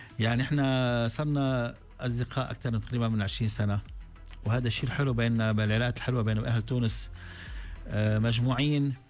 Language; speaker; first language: Arabic; native; Arabic